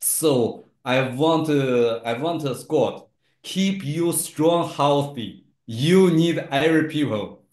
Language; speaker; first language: English; non-native, learner; Chinese